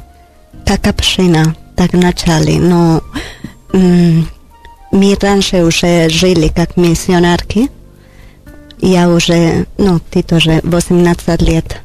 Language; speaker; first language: Russian; non-native, learner; Spanish